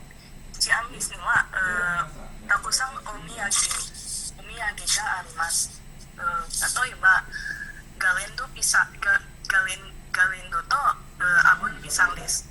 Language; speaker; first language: Japanese; non-native, learner; Indonesian